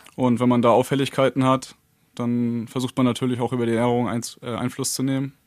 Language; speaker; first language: German; native; German